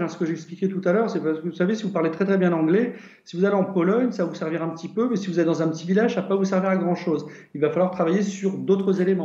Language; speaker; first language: French; native; French